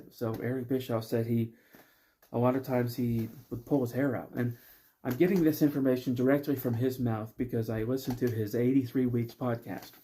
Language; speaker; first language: English; native; English